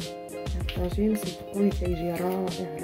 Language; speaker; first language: Arabic; native; Arabic